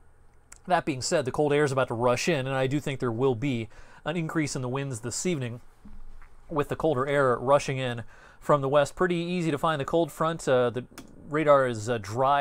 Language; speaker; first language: English; native; English